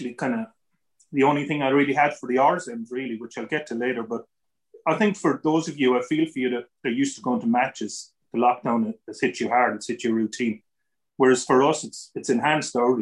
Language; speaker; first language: English; native; English